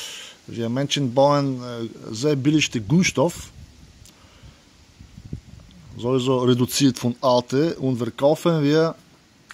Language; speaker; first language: German; non-native, learner; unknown